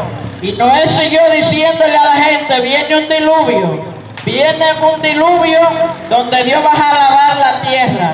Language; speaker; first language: Spanish; native; Spanish